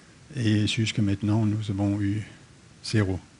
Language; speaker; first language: French; non-native, fluent; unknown